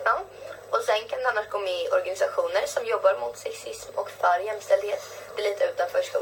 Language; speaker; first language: Swedish; native; Swedish